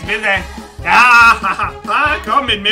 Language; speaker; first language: German; non-native, learner; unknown